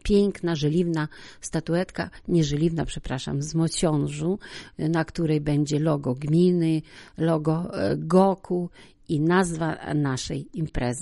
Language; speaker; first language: Polish; native; Polish